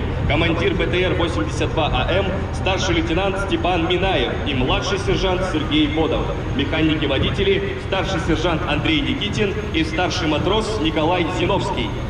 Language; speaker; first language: Russian; native; Russian